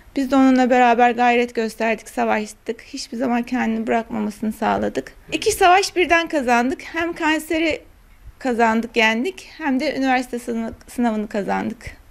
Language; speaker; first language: Turkish; native; Turkish